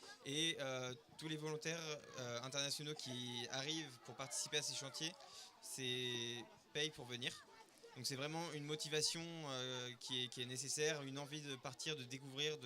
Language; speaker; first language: French; native; French